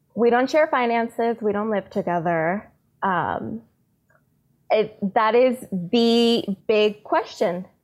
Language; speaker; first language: English; native; English